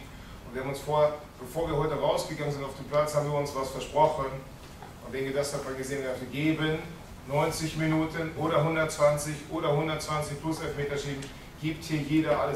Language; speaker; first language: German; native; German